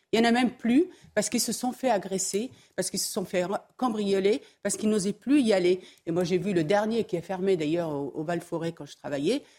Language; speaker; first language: French; early bilingual, other home language; Arabic